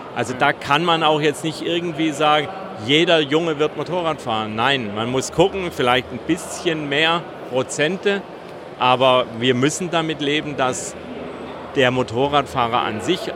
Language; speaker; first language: German; native; German